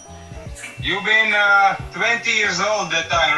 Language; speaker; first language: English; non-native, fluent; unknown